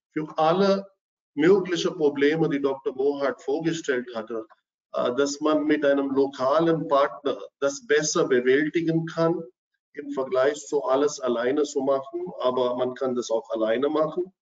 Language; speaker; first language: German; non-native, fluent; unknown